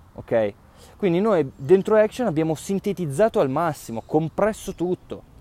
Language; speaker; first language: Italian; native; Italian